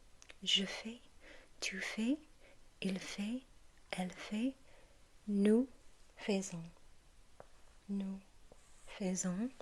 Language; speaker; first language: French; non-native, learner; English